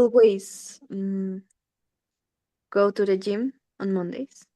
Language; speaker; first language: English; non-native, learner; Spanish